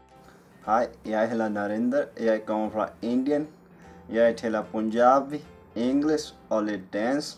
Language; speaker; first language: Danish; non-native, learner; Punjabi